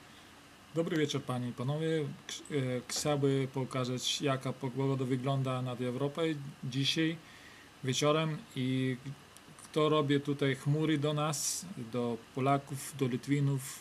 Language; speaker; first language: Polish; non-native, learner; Lithuanian